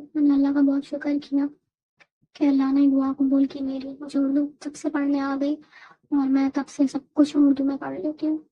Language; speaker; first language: Urdu; native; Urdu